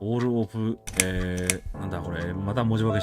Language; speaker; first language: Japanese; native; Japanese